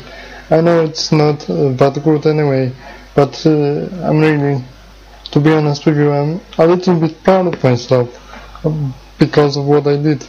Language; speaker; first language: English; non-native, fluent; Polish